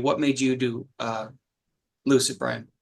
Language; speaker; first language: English; native; English